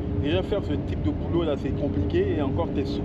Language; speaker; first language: French; native; French